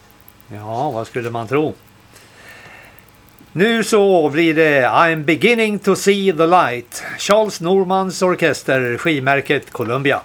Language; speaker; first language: Swedish; native; Swedish